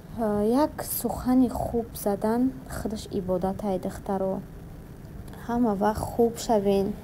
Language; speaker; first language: Tajik; native; Tajik